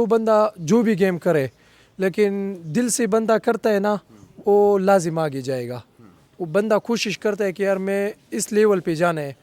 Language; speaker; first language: Hindi; non-native, local second language; Pashto